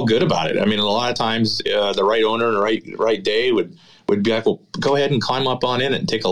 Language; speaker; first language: English; native; English